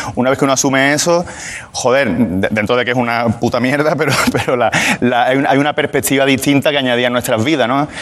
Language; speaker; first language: Spanish; native; Spanish